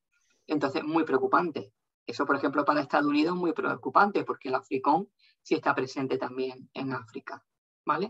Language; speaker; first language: Spanish; native; Spanish